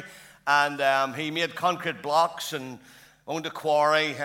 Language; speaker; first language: English; native; English